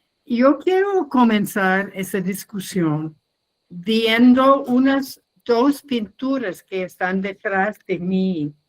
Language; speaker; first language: Spanish; non-native, fluent; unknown